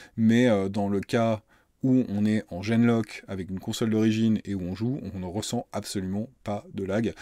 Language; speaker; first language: French; native; French